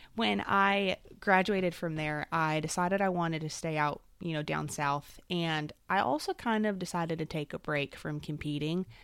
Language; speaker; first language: English; native; English